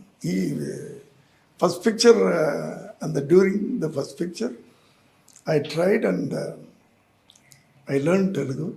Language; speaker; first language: Telugu; non-native, learner; Tamil